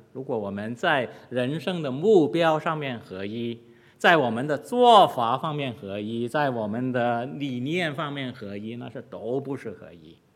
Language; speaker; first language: Chinese; non-native, local second language; Cantonese